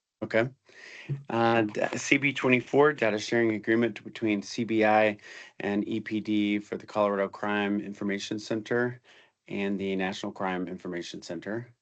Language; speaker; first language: English; native; English